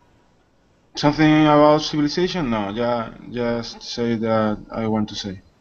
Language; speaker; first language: English; non-native, learner; Spanish